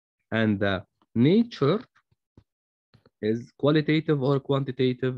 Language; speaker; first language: English; non-native, fluent; Arabic